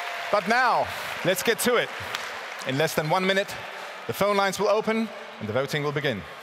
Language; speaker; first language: English; non-native, fluent; Danish